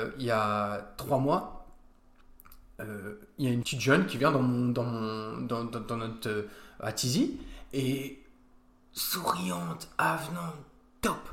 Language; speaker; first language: French; native; French